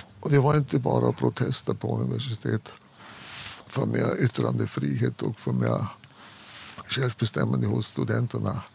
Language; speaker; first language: Swedish; non-native, fluent; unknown